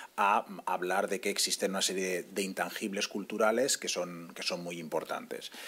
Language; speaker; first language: Spanish; non-native, local second language; Catalan